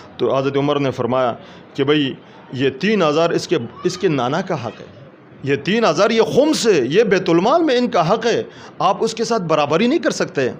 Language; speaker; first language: Urdu; non-native, local second language; Pashto